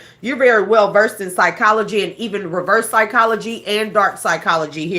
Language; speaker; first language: English; native; English